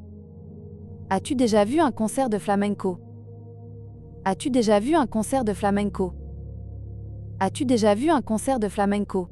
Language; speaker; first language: French; native; French